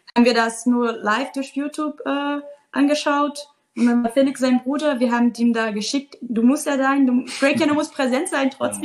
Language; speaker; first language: German; non-native, fluent; Portuguese